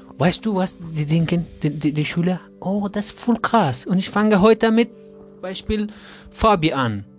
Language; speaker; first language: German; non-native, learner; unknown